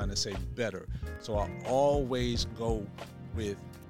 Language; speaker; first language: English; native; English